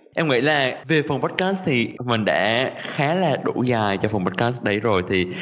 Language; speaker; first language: Vietnamese; native; Vietnamese